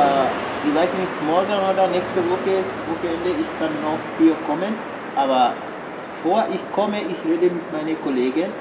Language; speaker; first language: German; non-native, learner; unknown